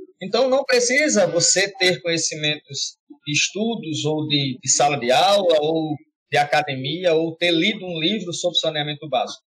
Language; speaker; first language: Portuguese; native; Portuguese